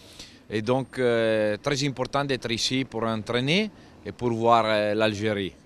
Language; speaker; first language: French; non-native, fluent; Italian